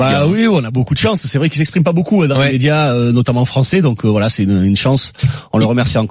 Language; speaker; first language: French; native; French